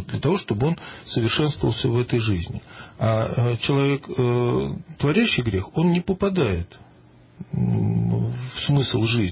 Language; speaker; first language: Russian; native; Russian